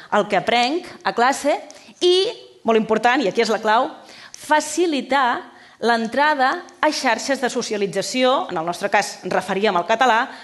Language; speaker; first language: Catalan; native; Catalan